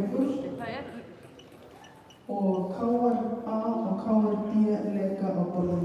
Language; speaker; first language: Icelandic; native; Icelandic